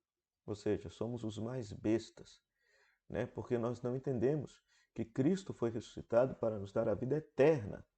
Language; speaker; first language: Portuguese; native; Portuguese